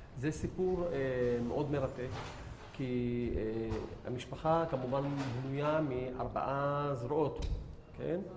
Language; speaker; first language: Hebrew; native; Hebrew